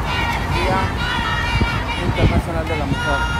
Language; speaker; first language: Spanish; native; Spanish